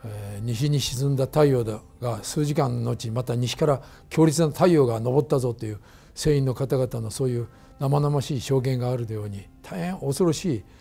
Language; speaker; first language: Japanese; native; Japanese